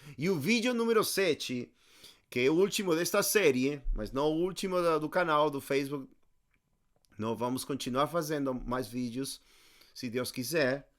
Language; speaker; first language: Portuguese; non-native, fluent; Spanish